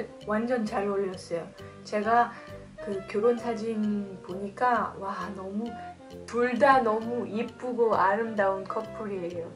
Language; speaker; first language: Korean; non-native, fluent; French